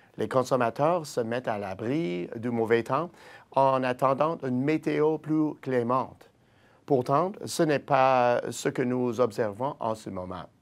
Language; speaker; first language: French; native; French